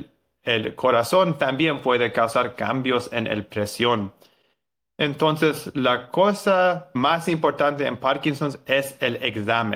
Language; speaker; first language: Spanish; non-native, learner; English